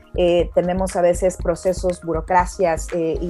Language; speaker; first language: Spanish; native; Spanish